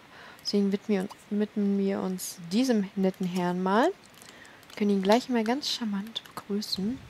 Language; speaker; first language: German; native; German